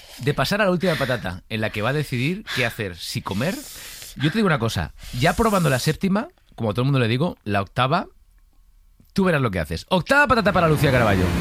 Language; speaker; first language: Spanish; native; Spanish